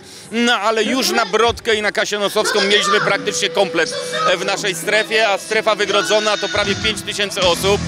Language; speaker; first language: Polish; native; Polish